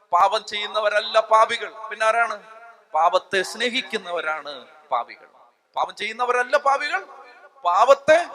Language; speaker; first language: Malayalam; native; Malayalam